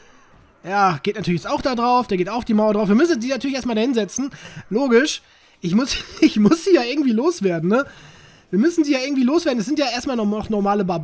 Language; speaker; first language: German; native; German